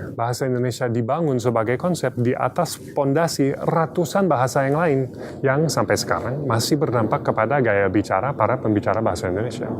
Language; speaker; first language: Indonesian; non-native, fluent; English